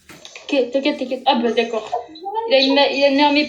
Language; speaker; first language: French; native; French